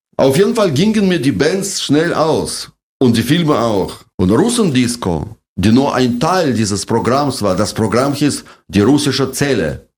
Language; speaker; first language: German; non-native, fluent; Russian